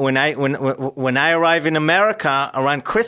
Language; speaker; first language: English; non-native, fluent; Hebrew